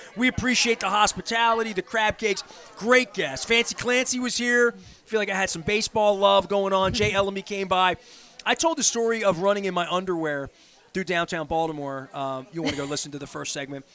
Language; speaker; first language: English; native; English